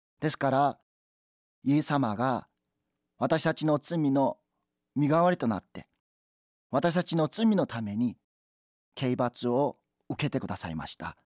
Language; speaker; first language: Japanese; non-native, fluent; Korean